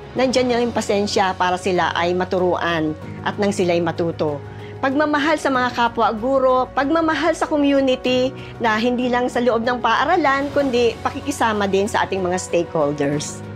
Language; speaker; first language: Filipino; native; Filipino